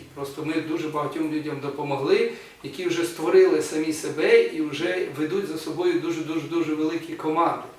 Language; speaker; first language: Ukrainian; non-native, local second language; Russian